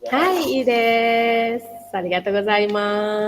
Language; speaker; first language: Japanese; non-native, fluent; Indonesian